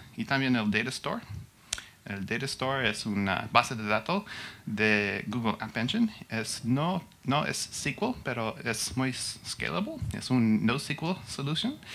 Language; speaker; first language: Spanish; non-native, learner; English